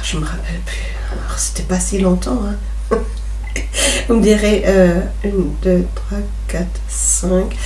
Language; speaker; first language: French; native; French